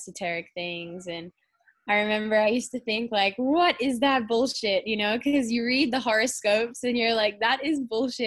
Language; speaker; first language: English; native; English